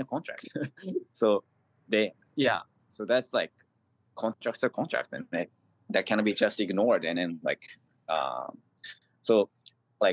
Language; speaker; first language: English; non-native, fluent; Japanese